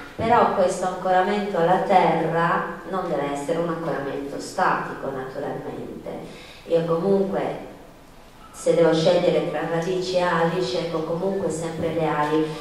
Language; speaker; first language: Italian; non-native, fluent; Spanish